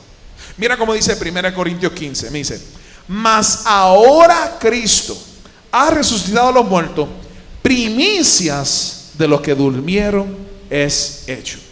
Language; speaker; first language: Spanish; native; Spanish